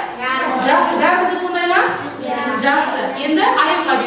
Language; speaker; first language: Kazakh; native; Kazakh